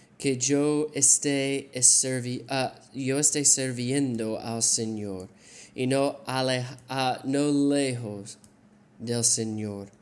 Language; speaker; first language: Spanish; non-native, learner; English